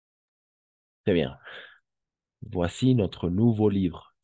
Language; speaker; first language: French; non-native, fluent; Spanish